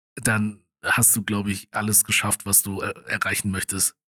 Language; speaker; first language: German; native; German